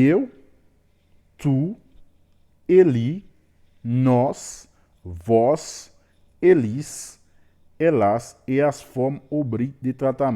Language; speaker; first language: Portuguese; non-native, learner; Haitian Creole